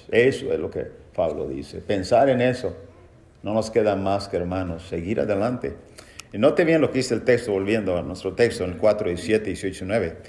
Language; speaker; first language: Spanish; native; Spanish